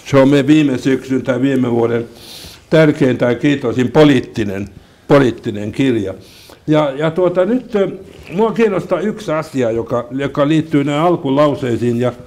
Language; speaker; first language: Finnish; non-native, local second language; Swedish